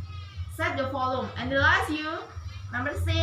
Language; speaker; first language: English; non-native, learner; Indonesian